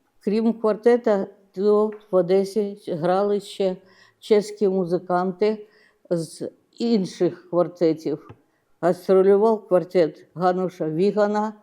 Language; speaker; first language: Ukrainian; non-native, local second language; Russian